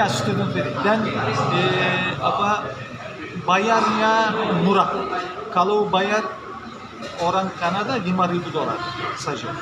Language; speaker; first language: Indonesian; non-native, learner; English